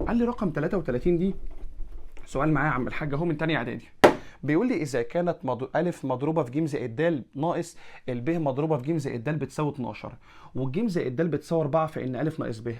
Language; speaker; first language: Arabic; native; Arabic